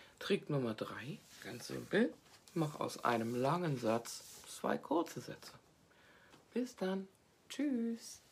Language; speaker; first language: German; native; German